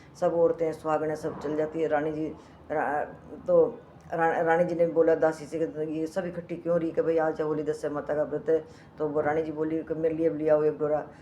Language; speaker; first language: Hindi; native; Hindi